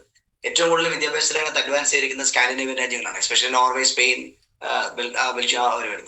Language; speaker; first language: Malayalam; native; Malayalam